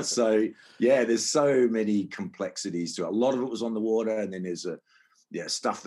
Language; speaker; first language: English; native; English